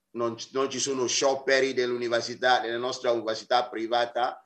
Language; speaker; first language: Italian; non-native, fluent; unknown